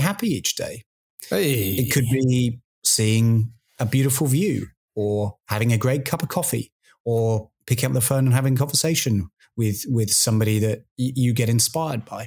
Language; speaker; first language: English; native; English